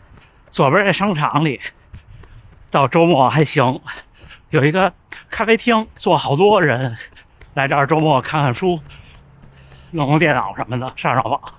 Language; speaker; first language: Chinese; native; Chinese